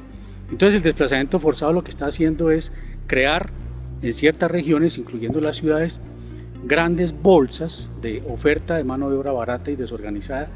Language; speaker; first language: Spanish; native; Spanish